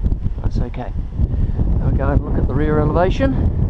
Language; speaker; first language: English; native; English